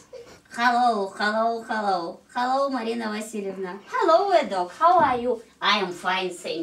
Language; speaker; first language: English; non-native, fluent; Russian